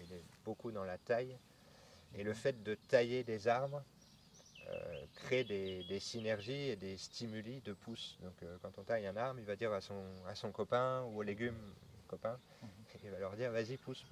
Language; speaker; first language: French; native; French